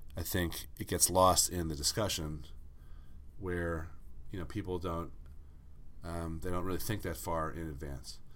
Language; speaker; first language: English; native; English